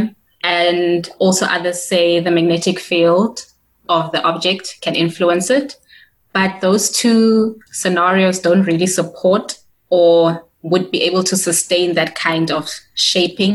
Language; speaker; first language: English; non-native, local second language; Tswana